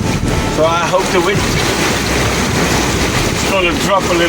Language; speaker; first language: English; non-native, fluent; Dutch